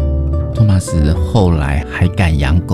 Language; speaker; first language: Chinese; native; Chinese